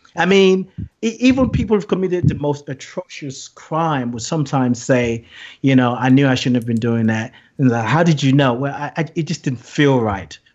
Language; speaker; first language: English; non-native, local second language; Yoruba